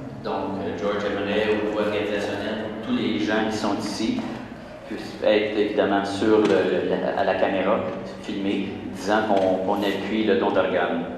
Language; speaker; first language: French; native; French